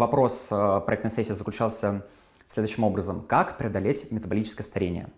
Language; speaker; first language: Russian; native; Russian